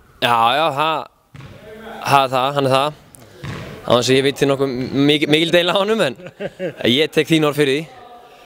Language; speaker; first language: Icelandic; native; Icelandic